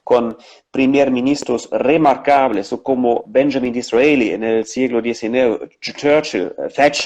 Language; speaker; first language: Spanish; non-native, fluent; German